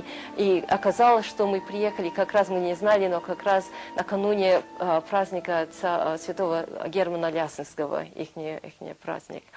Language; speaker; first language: Russian; early bilingual, heritage; Russian